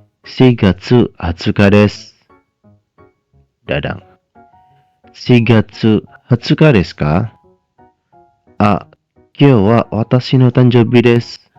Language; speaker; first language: Japanese; non-native, fluent; Indonesian